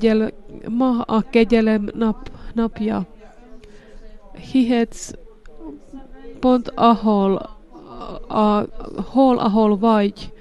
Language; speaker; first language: Hungarian; non-native, learner; Finnish